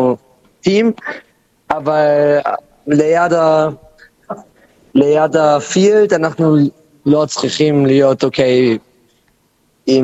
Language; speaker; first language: Hebrew; non-native, learner; German